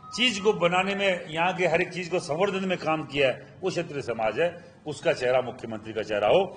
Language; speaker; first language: Hindi; non-native, local second language; Rajasthani